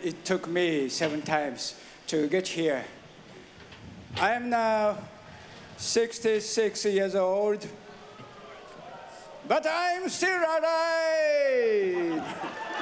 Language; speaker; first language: English; non-native, learner; Japanese